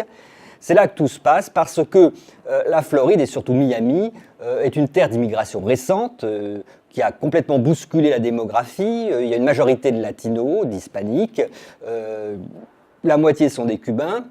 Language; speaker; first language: French; native; French